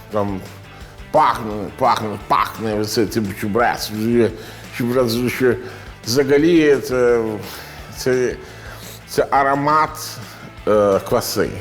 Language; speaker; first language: Ukrainian; non-native, learner; Italian